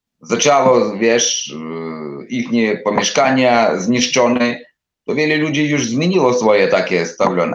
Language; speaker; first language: Polish; non-native, learner; Ukrainian